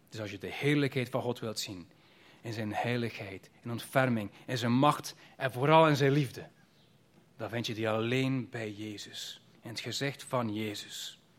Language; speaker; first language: Dutch; native; Dutch